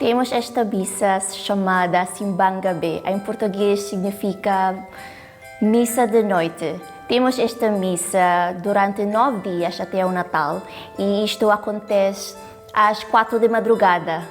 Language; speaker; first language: Portuguese; non-native, fluent; Cebuano